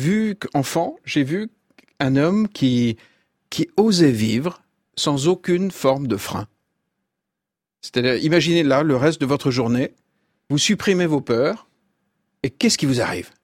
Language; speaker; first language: French; native; French